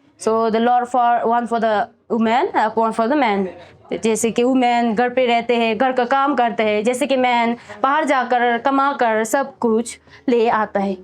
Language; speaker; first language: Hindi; non-native, fluent; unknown